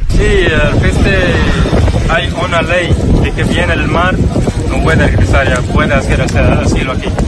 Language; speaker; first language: Spanish; non-native, learner; Arabic